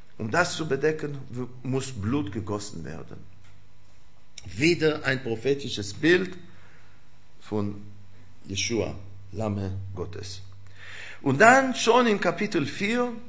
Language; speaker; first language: German; non-native, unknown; Hebrew